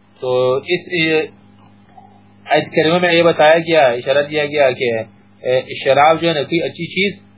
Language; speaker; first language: Urdu; native; Urdu